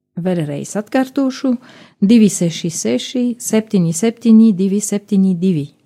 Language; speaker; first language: Latvian; non-native, fluent; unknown